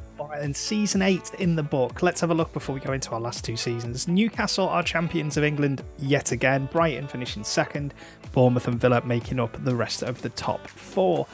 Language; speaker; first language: English; native; English